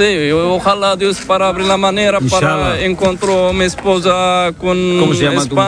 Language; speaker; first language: Spanish; non-native, learner; Arabic